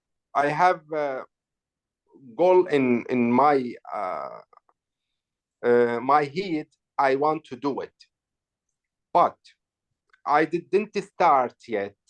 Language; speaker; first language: English; non-native, learner; Arabic